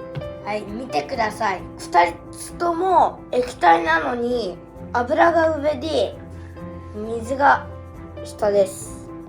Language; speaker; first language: Japanese; early bilingual, other home language; Uyghur